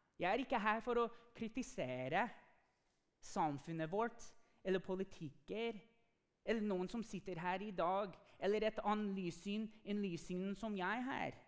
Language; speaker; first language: Norwegian; non-native, fluent; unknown